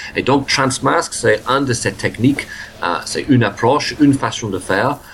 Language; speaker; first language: French; non-native, fluent; English